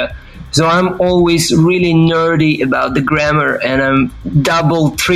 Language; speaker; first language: English; non-native, fluent; Ukrainian